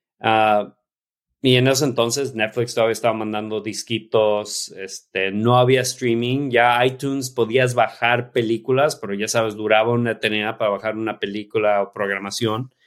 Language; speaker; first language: Spanish; early bilingual, heritage; Spanish